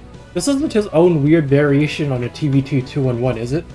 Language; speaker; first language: English; native; English